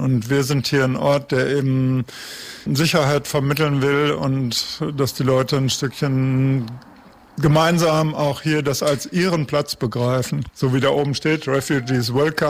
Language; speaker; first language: German; native; German